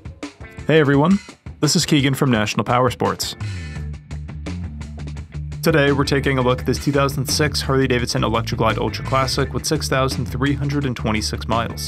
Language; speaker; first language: English; native; English